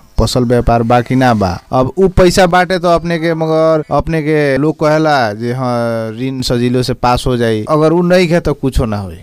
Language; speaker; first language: Bhojpuri; native; Bhojpuri